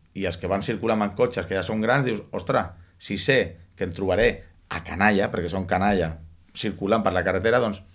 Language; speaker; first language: Catalan; native; Catalan